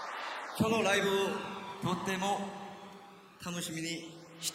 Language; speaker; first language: Japanese; non-native, learner; Korean